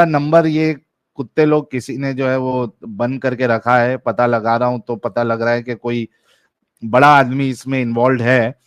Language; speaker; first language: Hindi; native; Hindi